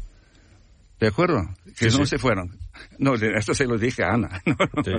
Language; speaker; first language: Spanish; non-native, fluent; English